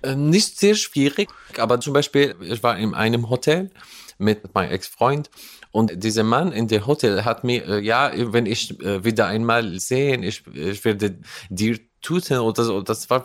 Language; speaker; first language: German; non-native, learner; Arabic